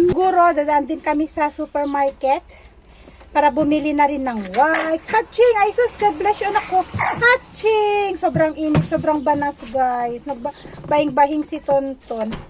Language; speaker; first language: Filipino; native; Filipino